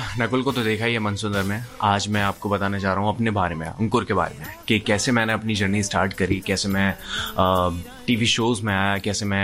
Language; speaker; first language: Hindi; native; Hindi